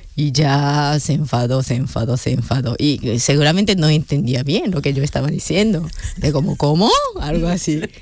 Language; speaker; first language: Spanish; non-native, fluent; Japanese